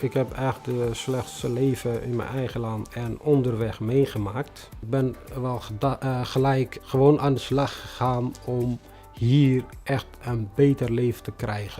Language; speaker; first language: Dutch; non-native, fluent; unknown